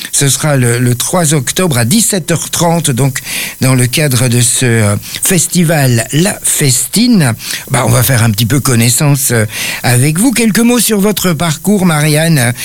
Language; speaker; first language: French; native; French